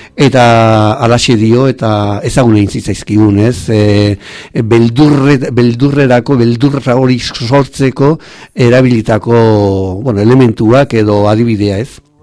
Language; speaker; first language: Basque; native; Basque